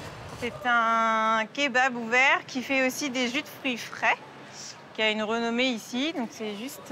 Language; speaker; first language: French; native; French